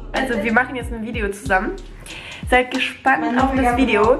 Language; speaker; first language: German; early bilingual, heritage; German